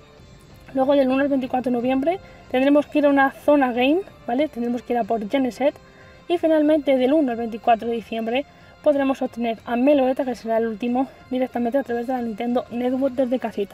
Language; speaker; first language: Spanish; native; Spanish